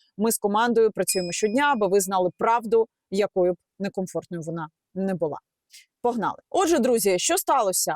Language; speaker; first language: Ukrainian; native; Ukrainian